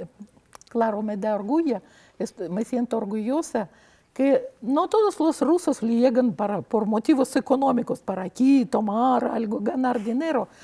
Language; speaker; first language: Spanish; non-native, fluent; Russian